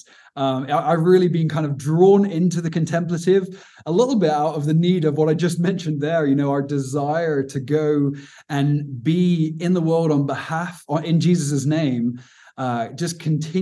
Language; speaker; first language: English; native; English